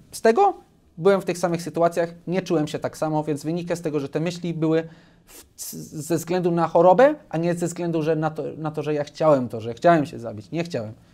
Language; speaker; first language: Polish; early bilingual, heritage; Polish